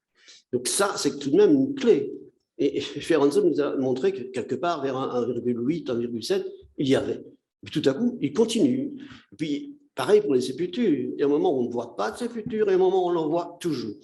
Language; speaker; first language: French; native; French